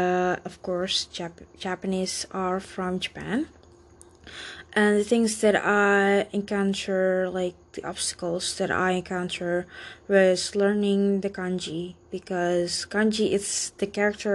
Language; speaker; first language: English; non-native, fluent; Indonesian